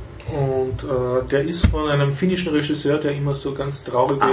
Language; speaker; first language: German; native; German